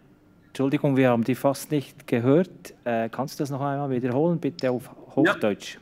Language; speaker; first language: German; native; German